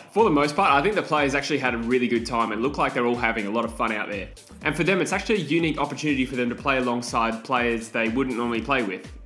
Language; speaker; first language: English; native; English